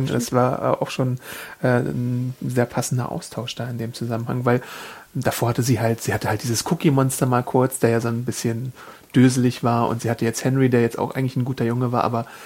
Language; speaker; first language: German; native; German